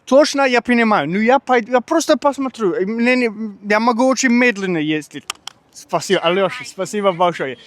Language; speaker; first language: Russian; non-native, learner; English